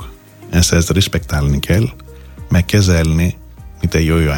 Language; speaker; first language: Hungarian; non-native, fluent; Greek